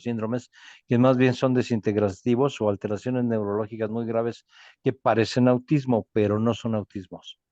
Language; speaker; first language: Spanish; native; Spanish